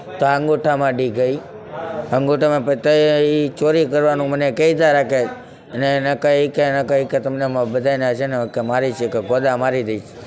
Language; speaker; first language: Gujarati; native; Gujarati